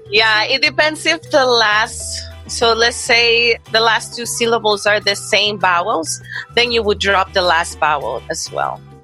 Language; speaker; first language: English; non-native, fluent; Spanish